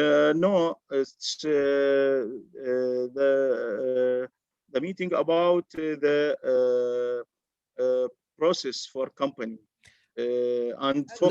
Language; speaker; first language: English; non-native, learner; Arabic